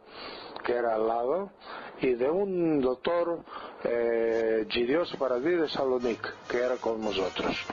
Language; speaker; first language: Spanish; non-native, fluent; Greek